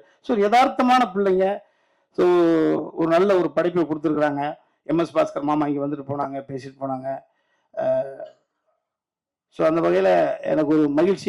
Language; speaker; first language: Tamil; native; Tamil